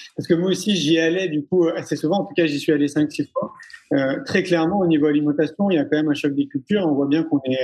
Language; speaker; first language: French; native; French